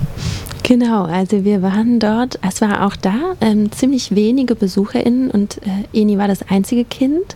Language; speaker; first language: German; native; German